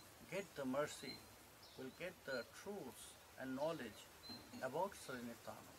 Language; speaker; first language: English; non-native, local second language; Bangla